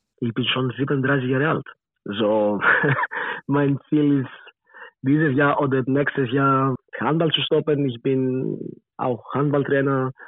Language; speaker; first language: German; non-native, learner; Greek